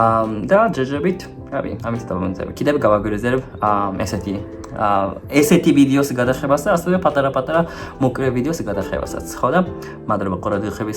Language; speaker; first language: Georgian; non-native, fluent; Japanese